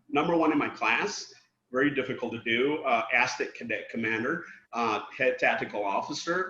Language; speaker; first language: English; non-native, fluent; Spanish